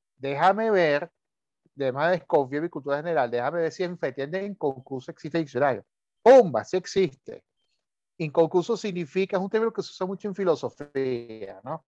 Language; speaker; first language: Spanish; native; Spanish